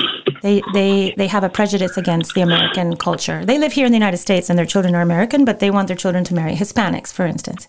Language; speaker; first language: English; non-native, fluent; Spanish